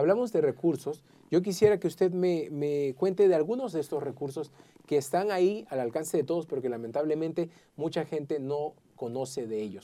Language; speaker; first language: Spanish; native; Spanish